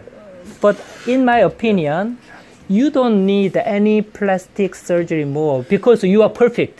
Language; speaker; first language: English; non-native, learner; Korean